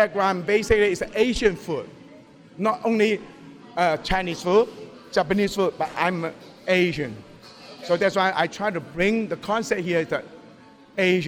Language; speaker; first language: English; non-native, local second language; Cantonese